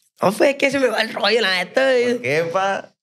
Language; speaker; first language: Spanish; native; Spanish